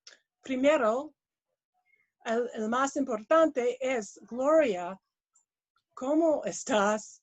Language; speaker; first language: Spanish; non-native, learner; English